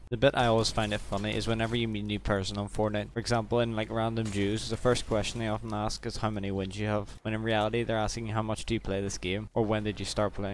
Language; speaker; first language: English; native; English